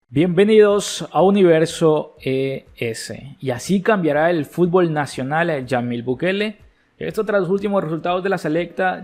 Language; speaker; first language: Spanish; native; Spanish